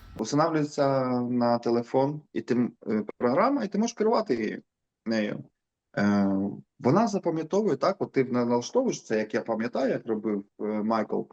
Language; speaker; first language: Ukrainian; native; Ukrainian